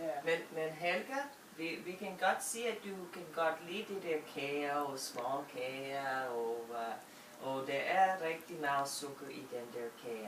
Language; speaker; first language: Danish; non-native, learner; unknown